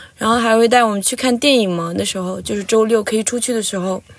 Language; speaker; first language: Chinese; non-native, local second language; Tibetan